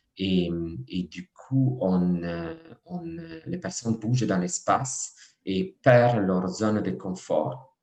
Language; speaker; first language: French; non-native, fluent; Italian